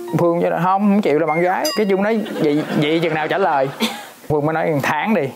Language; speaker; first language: Vietnamese; native; Vietnamese